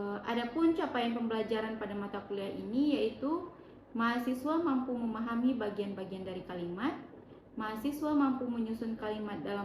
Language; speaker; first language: Indonesian; native; Indonesian